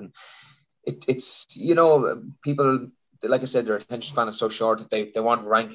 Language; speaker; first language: English; native; English